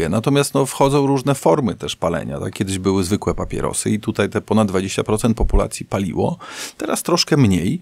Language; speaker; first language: Polish; native; Polish